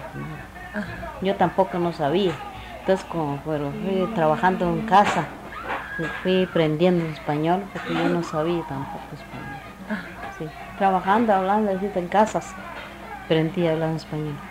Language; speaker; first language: Spanish; non-native, local second language; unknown